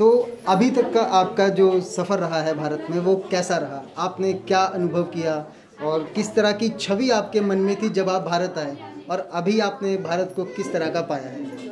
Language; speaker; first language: Hindi; native; Hindi